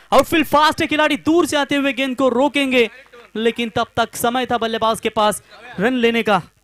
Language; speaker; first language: Hindi; non-native, local second language; Marathi